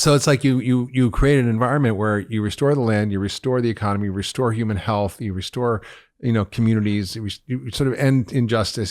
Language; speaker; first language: English; native; English